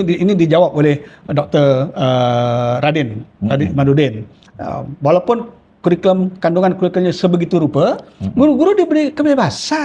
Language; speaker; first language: Malay; native; Malay